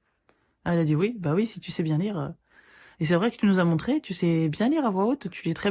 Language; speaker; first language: French; native; French